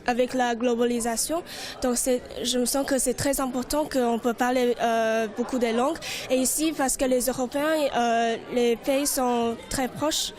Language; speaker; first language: French; non-native, learner; Chinese